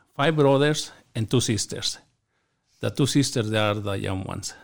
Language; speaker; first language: English; non-native, learner; Spanish